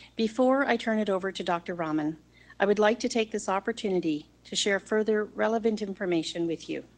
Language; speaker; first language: English; native; English